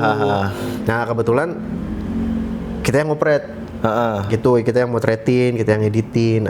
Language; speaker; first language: Indonesian; native; Indonesian